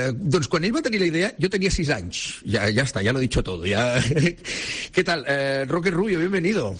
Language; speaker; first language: Catalan; non-native, local second language; Spanish